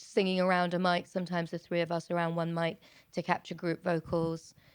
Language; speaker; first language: English; native; English